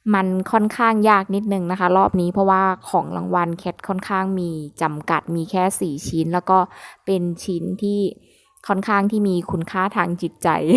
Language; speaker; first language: Thai; native; Thai